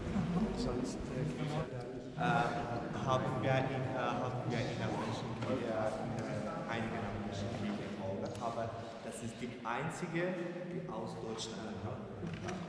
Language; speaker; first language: German; non-native, fluent; Armenian